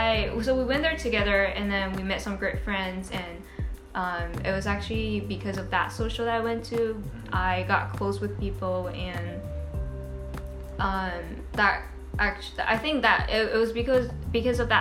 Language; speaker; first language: English; non-native, local second language; Cantonese